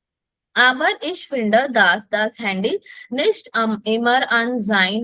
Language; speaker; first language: German; non-native, fluent; Hindi